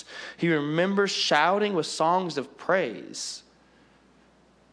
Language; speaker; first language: English; native; English